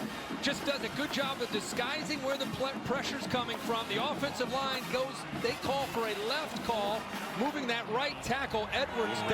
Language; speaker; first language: English; native; English